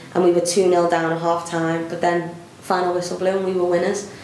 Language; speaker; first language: English; native; English